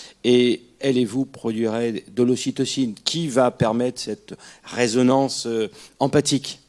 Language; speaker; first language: French; native; French